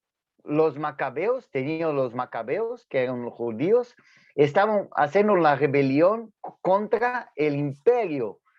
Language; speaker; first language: Spanish; non-native, fluent; Portuguese